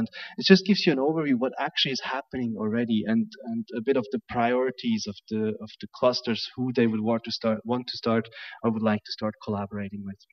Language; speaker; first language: English; non-native, fluent; German